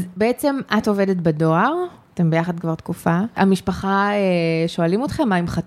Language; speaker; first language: Hebrew; native; Hebrew